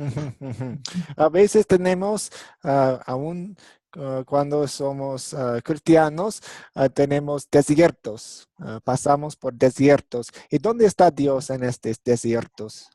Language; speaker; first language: Spanish; non-native, fluent; English